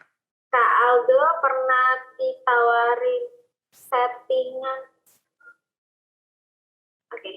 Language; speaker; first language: Indonesian; native; Indonesian